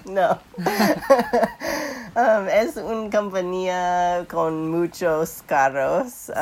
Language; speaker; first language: Spanish; non-native, learner; English